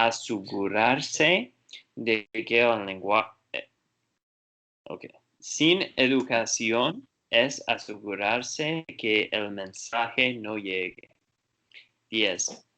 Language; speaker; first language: Spanish; non-native, learner; Portuguese